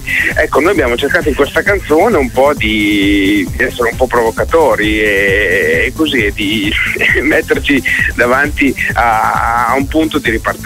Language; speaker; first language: Italian; native; Italian